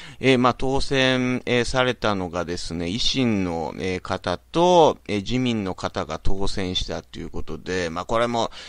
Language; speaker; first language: Japanese; native; Japanese